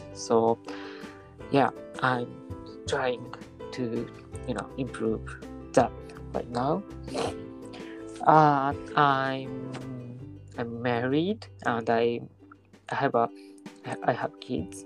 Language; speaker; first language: English; non-native, fluent; Japanese